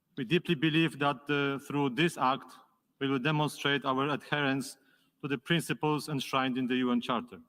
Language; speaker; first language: English; non-native, fluent; Polish